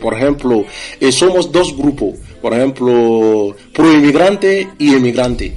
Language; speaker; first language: Spanish; non-native, fluent; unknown